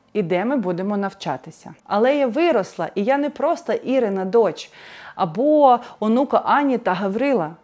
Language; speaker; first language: Ukrainian; non-native, local second language; Russian